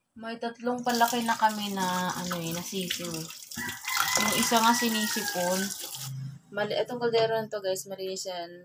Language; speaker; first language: Filipino; non-native, local second language; Cebuano